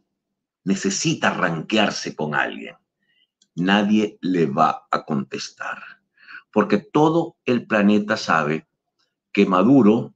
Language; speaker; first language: Spanish; native; Spanish